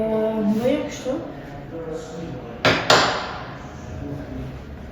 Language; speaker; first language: Albanian; early bilingual, heritage; Albanian